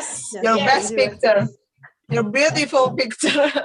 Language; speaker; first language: English; non-native, learner; Indonesian